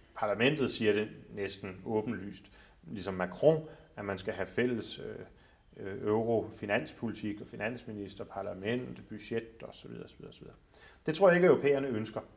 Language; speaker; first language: Danish; native; Danish